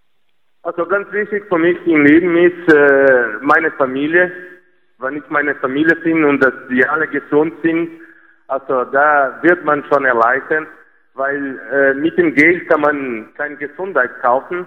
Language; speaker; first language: German; non-native, fluent; Portuguese